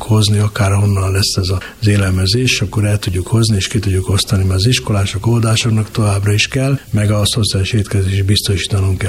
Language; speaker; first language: Hungarian; native; Hungarian